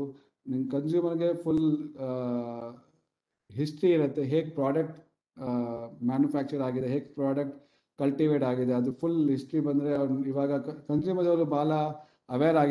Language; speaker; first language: Kannada; non-native, local second language; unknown